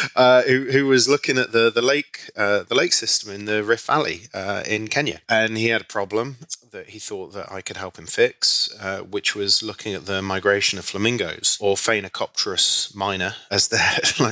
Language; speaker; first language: English; native; English